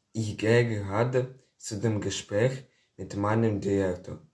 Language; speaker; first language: German; non-native, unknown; Ukrainian